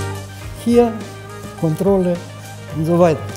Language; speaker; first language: German; non-native, fluent; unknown